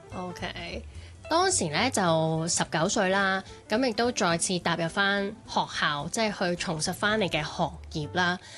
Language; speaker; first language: Chinese; non-native, local second language; Cantonese